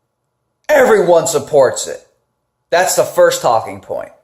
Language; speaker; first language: English; native; English